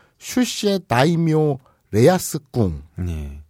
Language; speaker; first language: Korean; native; Korean